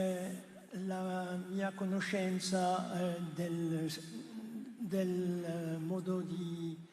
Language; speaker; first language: Italian; non-native, fluent; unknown